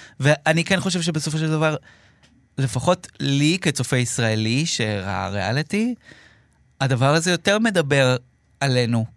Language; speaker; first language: Hebrew; native; Hebrew